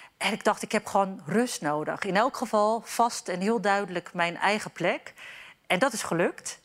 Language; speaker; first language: Dutch; early bilingual, other home language; Turkish